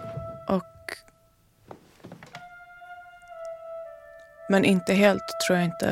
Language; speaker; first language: Swedish; early bilingual, other home language; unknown